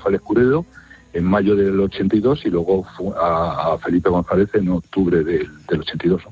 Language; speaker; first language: Spanish; native; Spanish